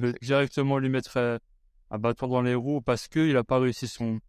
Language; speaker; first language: French; native; French